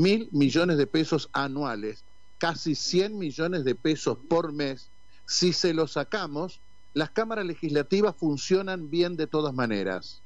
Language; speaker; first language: Spanish; native; Spanish